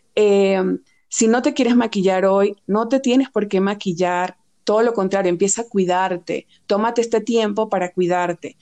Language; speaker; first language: Spanish; native; Spanish